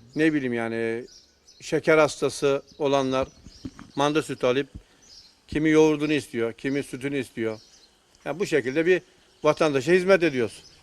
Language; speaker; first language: Turkish; native; Turkish